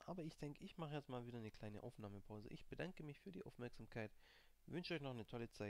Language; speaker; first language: German; native; German